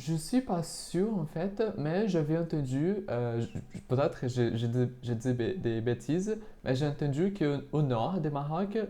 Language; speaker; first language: French; non-native, fluent; Portuguese